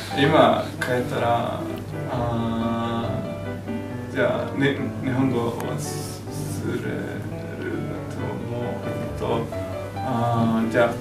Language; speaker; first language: Japanese; non-native, learner; English